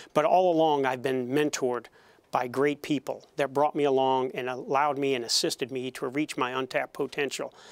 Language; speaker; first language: English; native; English